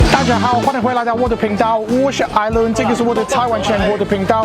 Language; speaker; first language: Chinese; non-native, learner; English